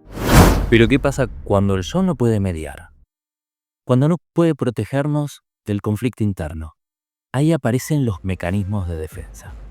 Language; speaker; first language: Spanish; native; Spanish